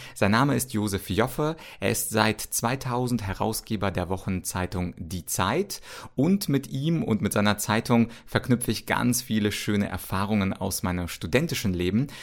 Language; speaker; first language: German; early bilingual, other home language; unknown